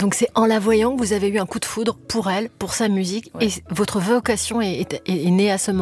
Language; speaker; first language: French; native; French